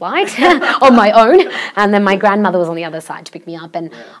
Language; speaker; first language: English; non-native, local second language; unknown